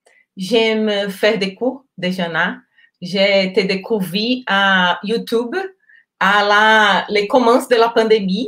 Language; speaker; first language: French; non-native, learner; Portuguese